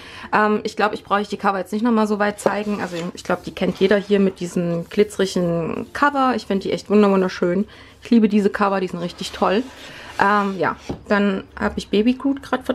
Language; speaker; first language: German; native; German